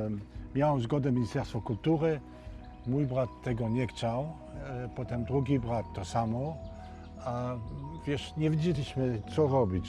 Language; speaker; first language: Polish; early bilingual, heritage; Polish